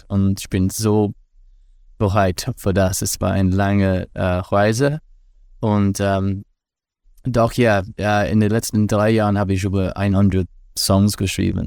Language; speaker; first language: German; non-native, fluent; English